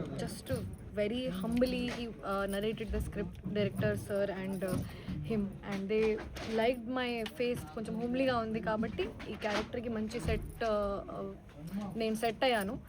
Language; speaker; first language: Telugu; non-native, fluent; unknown